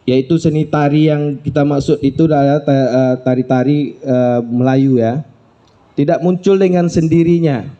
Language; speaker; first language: Indonesian; native; Indonesian